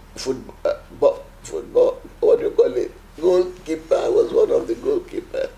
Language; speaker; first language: English; non-native, local second language; Yoruba